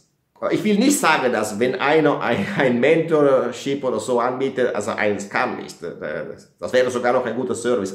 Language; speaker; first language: German; non-native, fluent; Italian